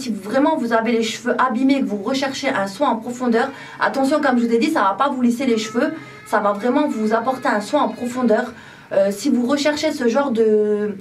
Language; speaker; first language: French; native; French